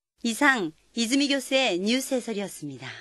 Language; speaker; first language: Korean; native; Korean